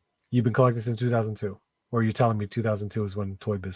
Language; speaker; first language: English; native; English